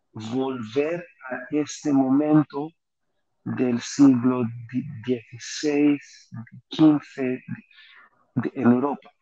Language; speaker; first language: Spanish; non-native, fluent; Greek